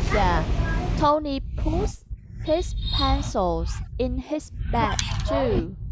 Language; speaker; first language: English; non-native, fluent; Vietnamese